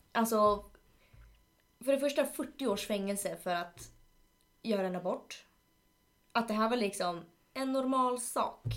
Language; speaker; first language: Swedish; early bilingual, other home language; Spanish